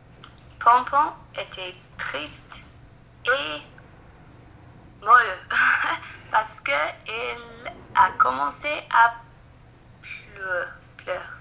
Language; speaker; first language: French; non-native, learner; English